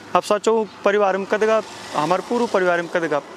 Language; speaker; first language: Hindi; non-native, local second language; Garhwali